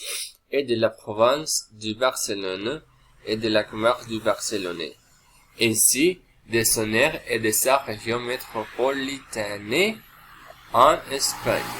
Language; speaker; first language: French; non-native, learner; Spanish